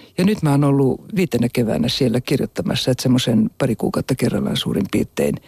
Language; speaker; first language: Finnish; native; Finnish